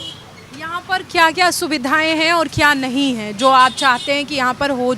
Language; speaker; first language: Hindi; native; Hindi